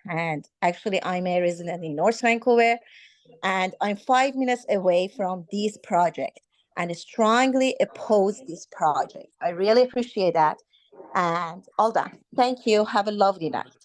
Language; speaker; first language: English; non-native, fluent; Spanish